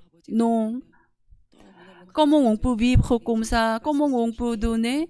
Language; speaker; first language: French; non-native, learner; Korean